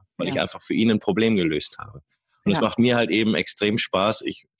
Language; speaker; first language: German; native; German